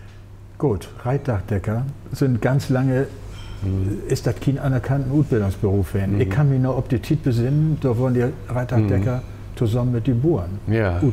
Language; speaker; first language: German; native; German